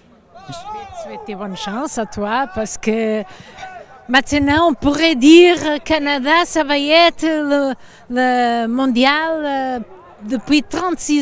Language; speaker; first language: French; early bilingual, heritage; Portuguese